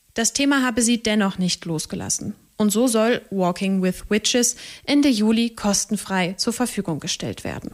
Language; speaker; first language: German; native; German